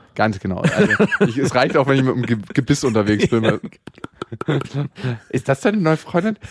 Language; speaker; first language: German; native; German